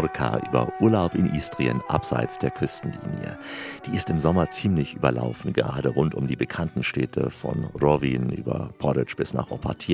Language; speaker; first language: German; native; German